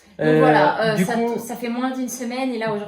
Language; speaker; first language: French; native; French